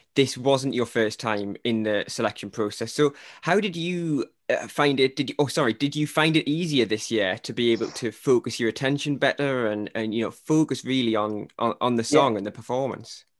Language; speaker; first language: English; native; English